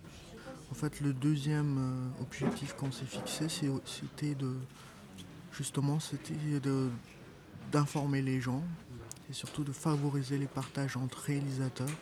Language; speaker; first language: French; non-native, local second language; Malagasy